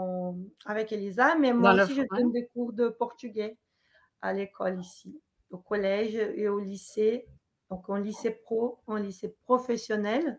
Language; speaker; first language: French; non-native, fluent; Portuguese